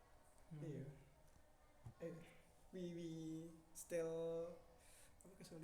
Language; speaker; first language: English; non-native, learner; Indonesian